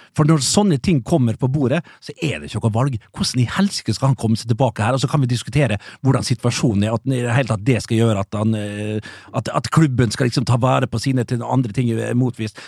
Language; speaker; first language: Norwegian; early bilingual, other home language; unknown